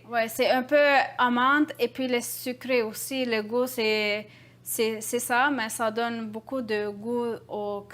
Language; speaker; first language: French; non-native, learner; Turkish